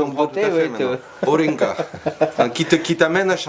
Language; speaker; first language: French; native; French